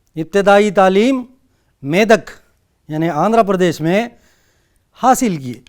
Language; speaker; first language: Urdu; native; Urdu